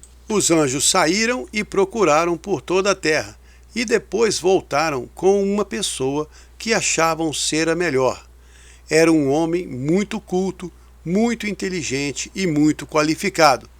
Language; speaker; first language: Portuguese; native; Portuguese